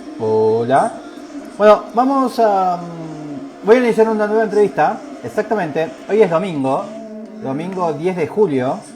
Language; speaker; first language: Spanish; native; Spanish